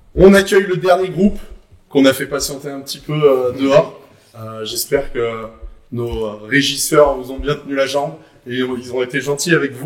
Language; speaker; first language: French; native; French